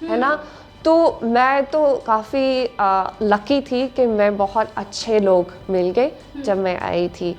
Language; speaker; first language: Hindi; non-native, learner; English